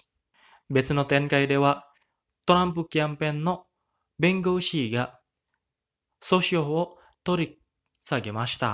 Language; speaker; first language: Japanese; non-native, fluent; Indonesian